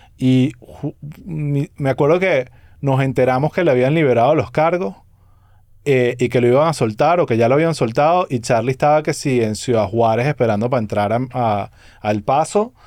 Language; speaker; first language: Spanish; native; Spanish